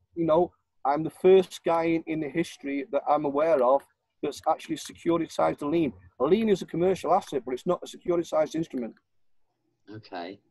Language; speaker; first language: English; native; English